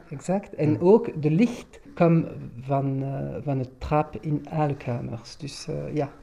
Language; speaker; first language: Dutch; non-native, local second language; French